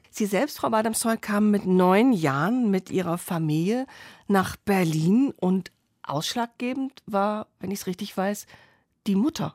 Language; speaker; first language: German; native; German